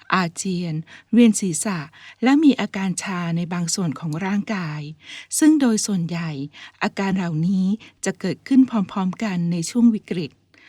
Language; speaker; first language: Thai; native; Thai